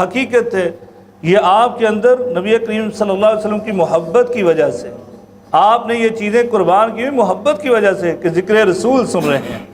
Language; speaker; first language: Urdu; non-native, local second language; Punjabi